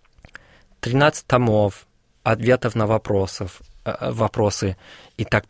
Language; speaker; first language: Russian; non-native, fluent; English